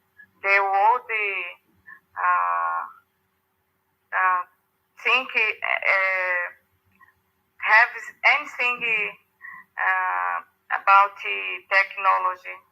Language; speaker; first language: English; non-native, learner; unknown